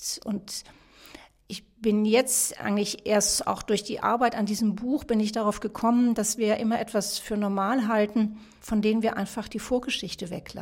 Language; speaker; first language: German; native; German